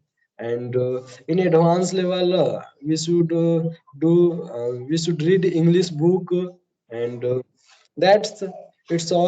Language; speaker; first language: English; non-native, learner; Hindi